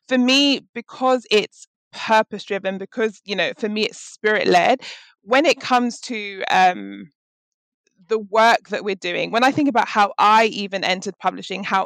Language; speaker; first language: English; native; English